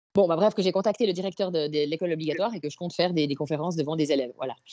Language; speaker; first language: French; native; French